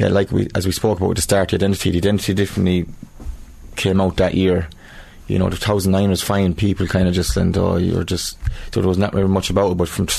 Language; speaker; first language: English; native; English